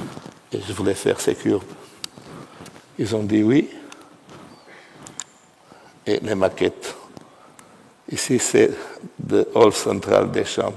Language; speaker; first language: French; non-native, fluent; Portuguese